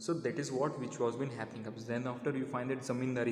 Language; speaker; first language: English; non-native, local second language; Hindi